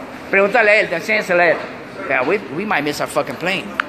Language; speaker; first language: Spanish; early bilingual, other home language; English